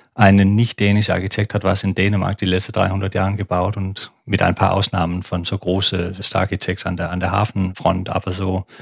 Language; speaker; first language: German; non-native, fluent; Danish